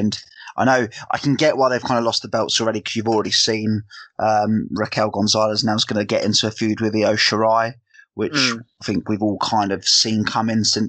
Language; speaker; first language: English; native; English